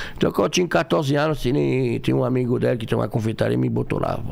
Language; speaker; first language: Portuguese; non-native, fluent; French